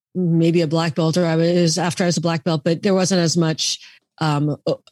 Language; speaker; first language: English; native; English